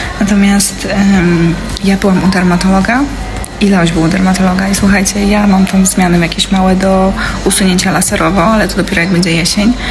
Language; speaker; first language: Polish; early bilingual, heritage; Polish